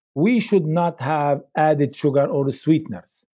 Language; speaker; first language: English; non-native, fluent; Arabic